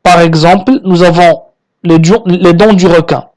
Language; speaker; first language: French; non-native, local second language; Arabic